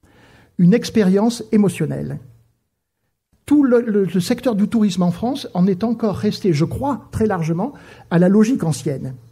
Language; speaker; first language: French; native; French